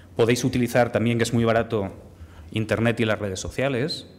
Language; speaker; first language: Spanish; native; Spanish